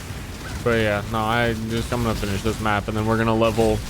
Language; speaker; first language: English; native; English